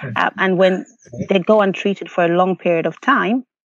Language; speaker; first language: English; non-native, local second language; Nyanja